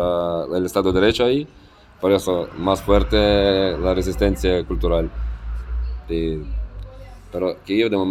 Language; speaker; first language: Spanish; non-native, fluent; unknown